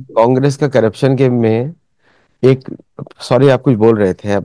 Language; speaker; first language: Hindi; native; Hindi